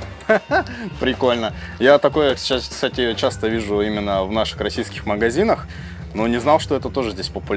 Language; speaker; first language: Russian; native; Russian